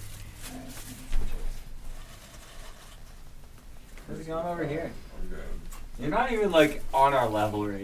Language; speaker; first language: English; native; English